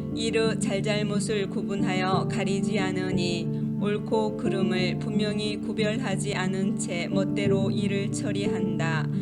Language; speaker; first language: Korean; native; Korean